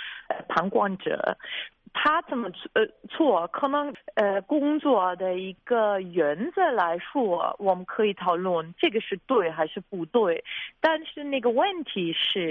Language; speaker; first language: Chinese; non-native, fluent; German